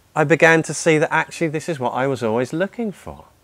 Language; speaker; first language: English; native; English